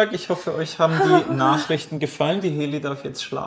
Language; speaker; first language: German; native; German